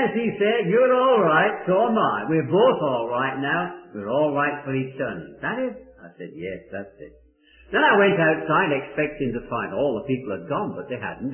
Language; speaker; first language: English; native; English